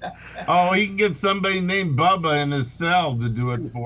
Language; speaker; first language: English; native; English